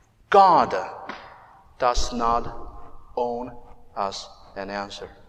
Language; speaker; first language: English; non-native, fluent; Chinese